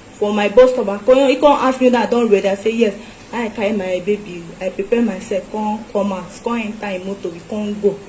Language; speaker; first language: Nigerian Pidgin; non-native, local second language; Igbo